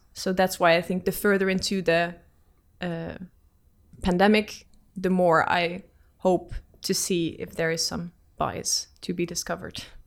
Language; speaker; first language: English; non-native, fluent; Dutch